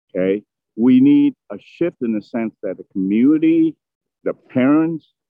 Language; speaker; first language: English; early bilingual, other home language; Vietnamese